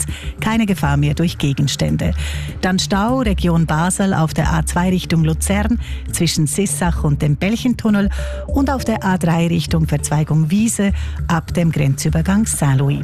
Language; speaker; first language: German; native; German